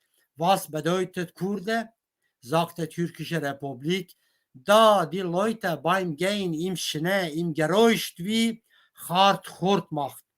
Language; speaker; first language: German; non-native, fluent; Kurdish